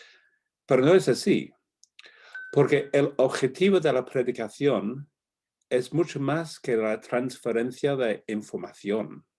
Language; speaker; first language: Spanish; non-native, fluent; English